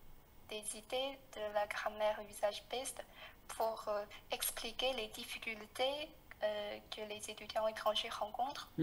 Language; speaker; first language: French; non-native, fluent; Chinese